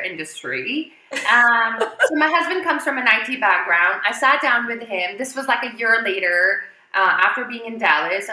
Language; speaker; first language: English; non-native, local second language; Urdu